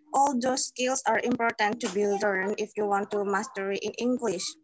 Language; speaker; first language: English; non-native, fluent; Indonesian